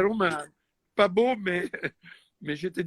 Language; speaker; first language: French; non-native, fluent; Italian